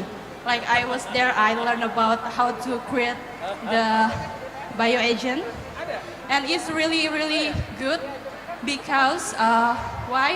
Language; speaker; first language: English; non-native, fluent; Indonesian